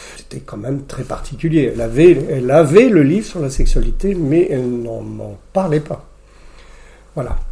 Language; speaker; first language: French; native; French